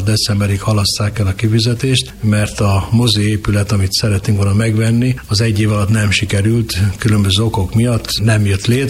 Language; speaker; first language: Hungarian; native; Hungarian